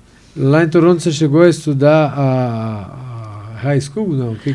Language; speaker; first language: Portuguese; native; Portuguese